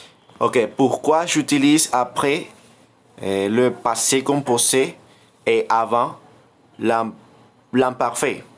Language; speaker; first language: French; non-native, fluent; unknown